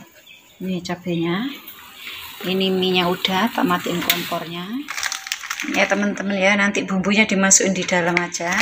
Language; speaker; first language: Indonesian; non-native, local second language; Javanese